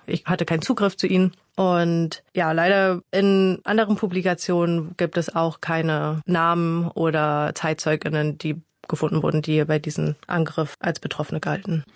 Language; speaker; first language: German; early bilingual, other home language; Vietnamese